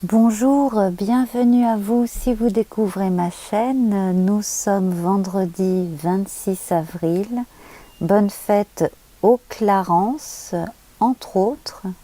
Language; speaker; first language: French; native; French